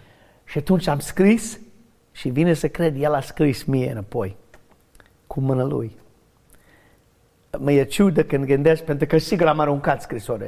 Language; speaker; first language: Romanian; non-native, learner; English